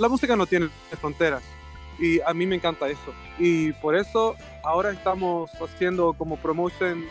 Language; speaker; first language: Spanish; non-native, fluent; Swedish